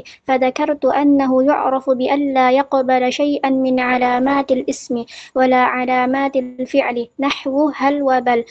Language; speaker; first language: Arabic; non-native, learner; Indonesian